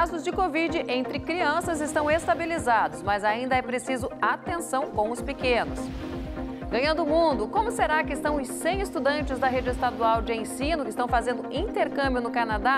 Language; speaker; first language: Portuguese; native; Portuguese